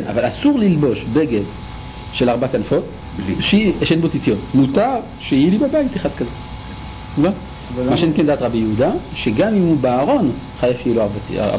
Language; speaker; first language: Hebrew; native; Hebrew